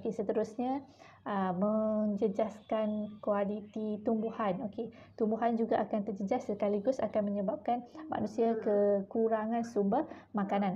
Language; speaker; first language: Malay; native; Malay